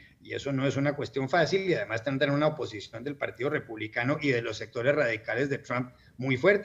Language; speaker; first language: Spanish; native; Spanish